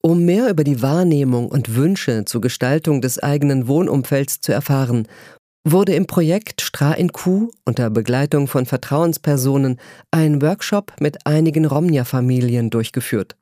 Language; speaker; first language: German; native; German